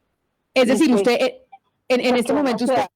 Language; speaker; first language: Spanish; native; Spanish